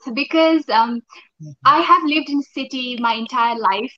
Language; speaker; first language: English; non-native, local second language; Nepali